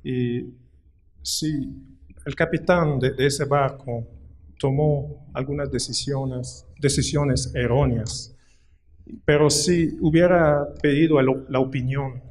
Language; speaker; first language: Spanish; non-native, fluent; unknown